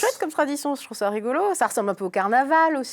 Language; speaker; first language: French; native; French